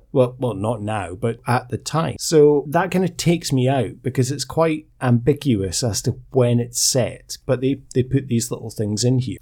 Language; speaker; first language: English; native; English